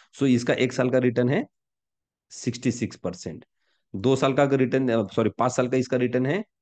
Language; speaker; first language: Hindi; non-native, local second language; Marathi